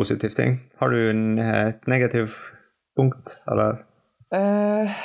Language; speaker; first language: Norwegian; non-native, fluent; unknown